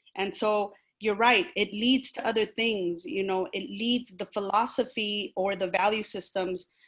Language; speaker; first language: English; early bilingual, other home language; Spanish